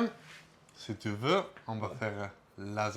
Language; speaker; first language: French; non-native, learner; Italian